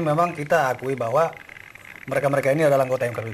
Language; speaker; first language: Indonesian; native; Indonesian